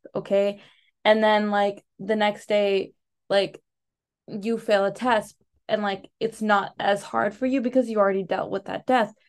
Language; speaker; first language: English; early bilingual, other home language; Telugu